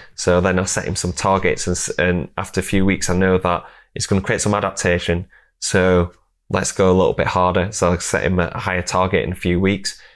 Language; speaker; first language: English; native; English